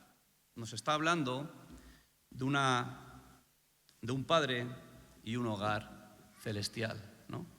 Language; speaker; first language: Spanish; native; Spanish